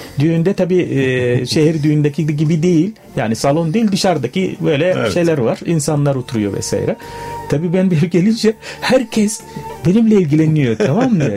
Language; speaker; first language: Turkish; non-native, fluent; Arabic